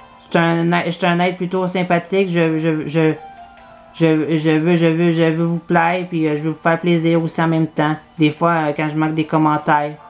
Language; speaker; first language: French; native; French